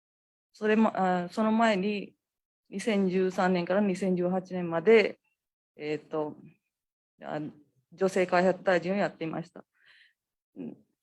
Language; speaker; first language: Japanese; non-native, fluent; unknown